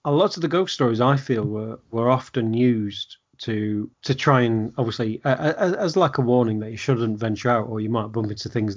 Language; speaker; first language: English; native; English